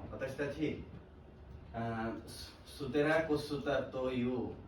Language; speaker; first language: Japanese; non-native, learner; Bangla